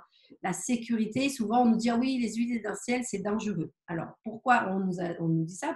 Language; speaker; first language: French; native; French